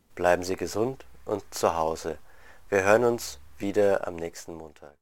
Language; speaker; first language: German; native; German